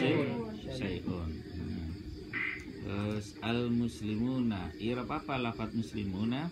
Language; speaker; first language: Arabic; non-native, fluent; Indonesian